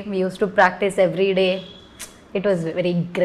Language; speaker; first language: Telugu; non-native, learner; Malayalam